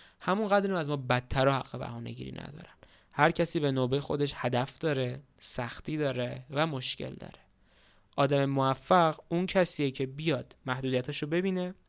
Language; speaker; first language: Persian; native; Persian